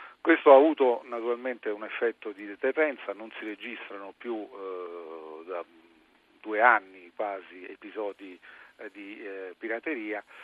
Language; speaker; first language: Italian; native; Italian